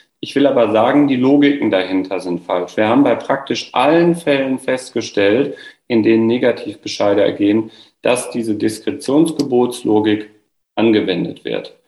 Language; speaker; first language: German; native; German